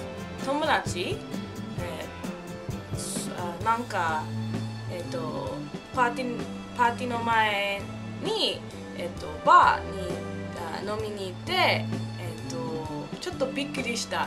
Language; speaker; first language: Japanese; non-native, learner; English